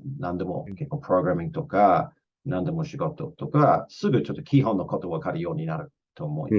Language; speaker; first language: Japanese; non-native, fluent; English